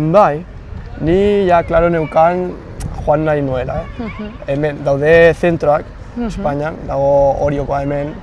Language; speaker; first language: Basque; non-native, local second language; Spanish